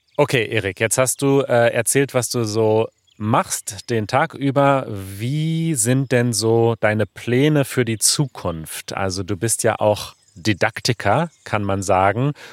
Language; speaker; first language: German; native; German